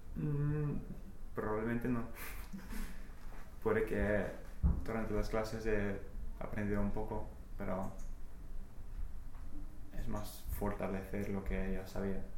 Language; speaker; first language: Spanish; non-native, fluent; English